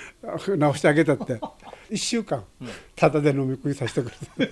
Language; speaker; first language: Japanese; native; Japanese